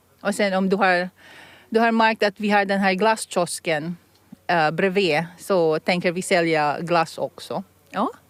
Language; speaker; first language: Swedish; non-native, fluent; Filipino